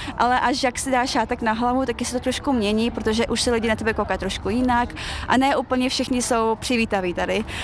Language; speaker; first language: Czech; early bilingual, other home language; Chechen